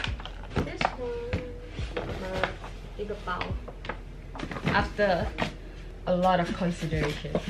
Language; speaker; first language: English; non-native, fluent; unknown